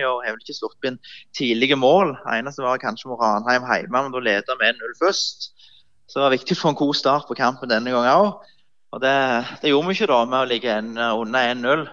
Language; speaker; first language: Norwegian; native; Norwegian